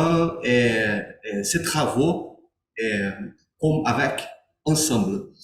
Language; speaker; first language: French; non-native, learner; Portuguese